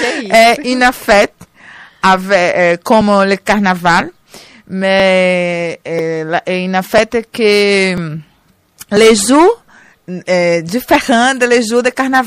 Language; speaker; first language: French; non-native, learner; Portuguese